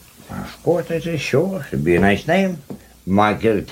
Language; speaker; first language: English; non-native, local second language; French